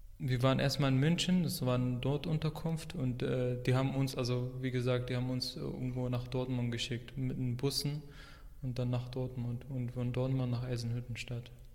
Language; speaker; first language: German; non-native, fluent; Arabic